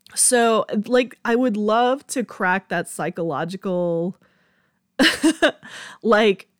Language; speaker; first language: English; native; English